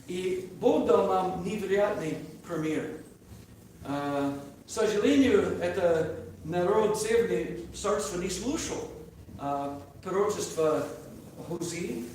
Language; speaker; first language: Russian; non-native, learner; English